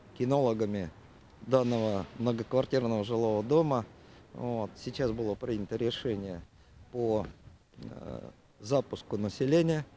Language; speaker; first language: Russian; native; Russian